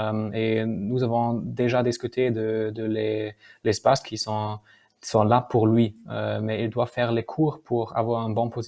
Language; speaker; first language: French; non-native, learner; German